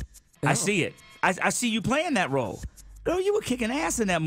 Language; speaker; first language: English; native; English